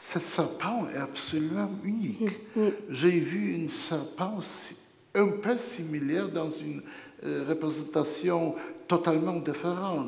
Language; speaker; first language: French; non-native, fluent; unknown